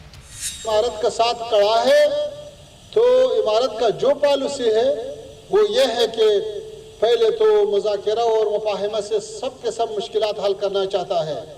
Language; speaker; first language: Hindi; non-native, fluent; Pashto